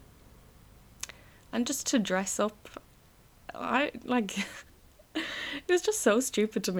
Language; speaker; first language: English; native; English